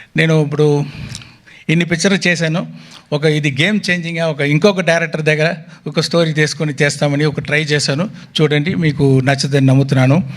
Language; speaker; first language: Telugu; non-native, local second language; Tamil